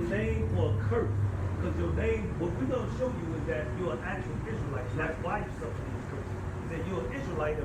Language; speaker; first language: English; native; English